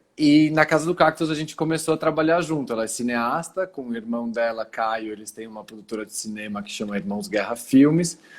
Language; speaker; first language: Portuguese; early bilingual, other home language; Italian